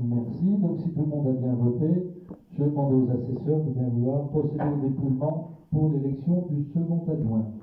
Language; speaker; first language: French; native; French